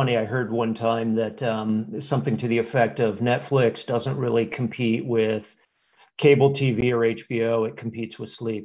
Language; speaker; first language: English; native; English